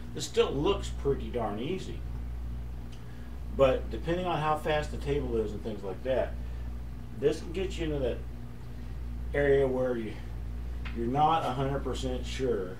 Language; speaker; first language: English; native; English